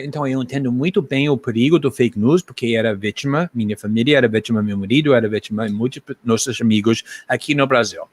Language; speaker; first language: Portuguese; non-native, fluent; English